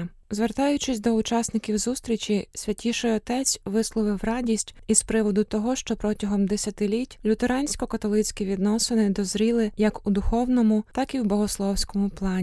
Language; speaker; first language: Ukrainian; native; Ukrainian